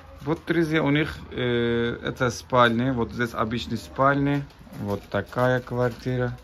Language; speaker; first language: Russian; non-native, learner; Turkish